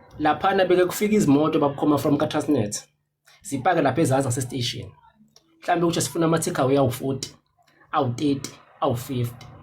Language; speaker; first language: Zulu; non-native, local second language; Xhosa